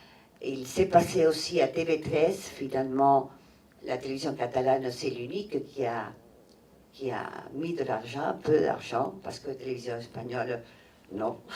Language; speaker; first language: French; non-native, fluent; Catalan